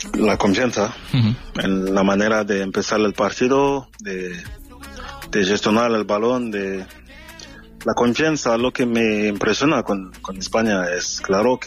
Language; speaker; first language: Spanish; non-native, fluent; French